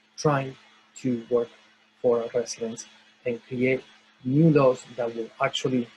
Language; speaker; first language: English; non-native, fluent; Spanish